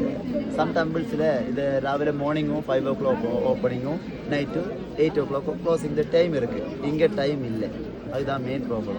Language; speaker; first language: Tamil; non-native, learner; Malayalam